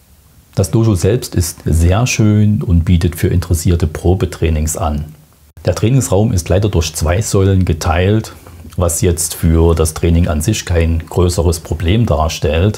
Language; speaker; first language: German; native; German